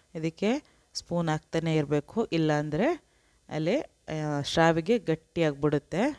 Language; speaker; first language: Kannada; non-native, local second language; Urdu